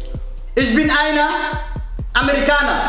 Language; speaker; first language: German; non-native, learner; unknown